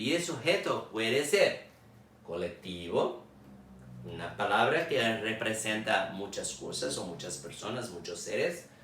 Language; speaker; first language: Spanish; non-native, fluent; Portuguese